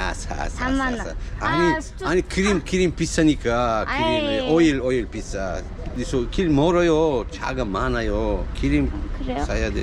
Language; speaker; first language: Korean; non-native, learner; Uzbek